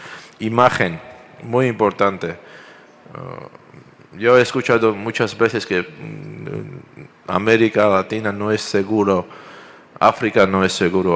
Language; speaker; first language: Spanish; non-native, fluent; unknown